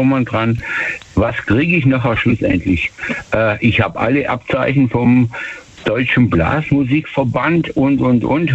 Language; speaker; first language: German; native; German